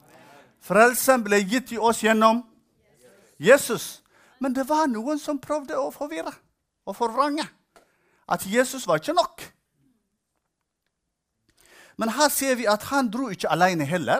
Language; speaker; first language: Norwegian; non-native, fluent; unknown